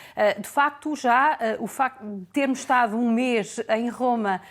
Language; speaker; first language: Portuguese; native; Portuguese